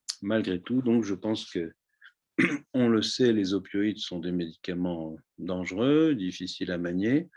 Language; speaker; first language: French; native; French